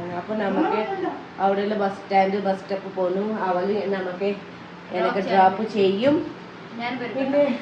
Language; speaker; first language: Malayalam; non-native, learner; Nepali